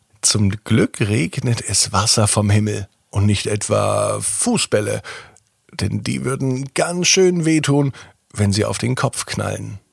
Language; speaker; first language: German; native; German